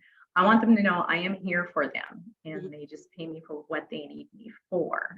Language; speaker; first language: English; native; English